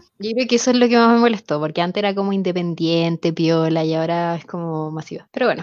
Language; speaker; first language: Spanish; native; Spanish